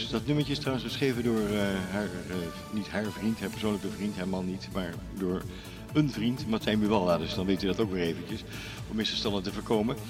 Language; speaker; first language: Dutch; native; Dutch